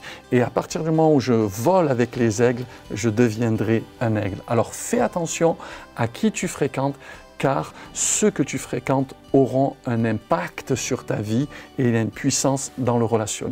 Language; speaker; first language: French; native; French